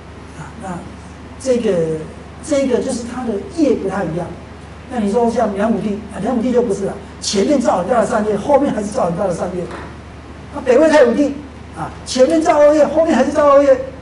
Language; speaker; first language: Chinese; native; Chinese